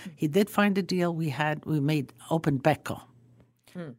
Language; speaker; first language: English; early bilingual, other home language; Croatian